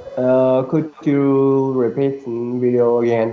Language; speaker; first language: English; non-native, learner; Vietnamese